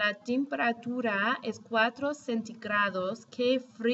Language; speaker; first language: Spanish; non-native, fluent; English